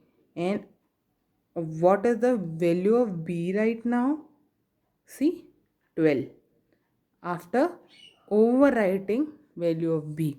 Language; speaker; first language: English; non-native, local second language; Hindi